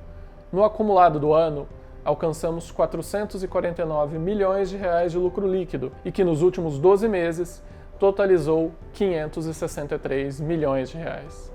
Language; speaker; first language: Portuguese; native; Portuguese